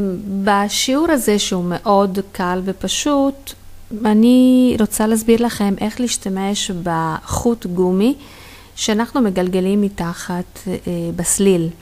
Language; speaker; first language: Hebrew; non-native, fluent; Italian